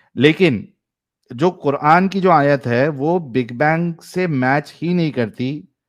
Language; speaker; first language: Hindi; native; Hindi